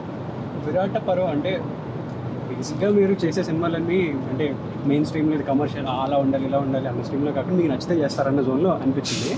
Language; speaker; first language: Telugu; native; Telugu